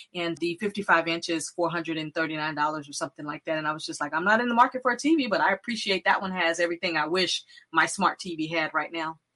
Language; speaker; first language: English; native; English